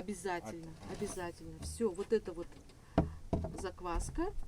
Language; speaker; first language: Russian; native; Russian